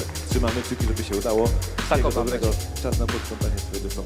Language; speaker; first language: Polish; native; Polish